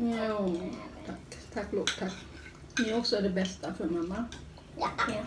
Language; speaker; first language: Swedish; non-native, learner; Thai